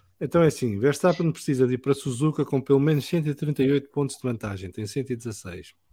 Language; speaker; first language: Portuguese; native; Portuguese